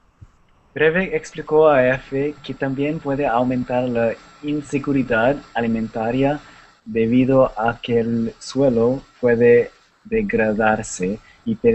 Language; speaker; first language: Spanish; non-native, learner; English